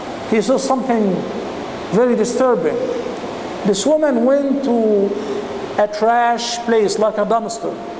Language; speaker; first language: English; non-native, fluent; Arabic